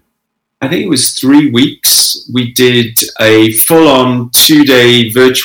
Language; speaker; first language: English; native; English